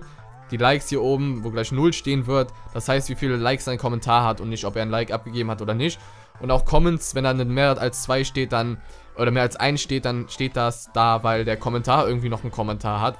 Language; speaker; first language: German; native; German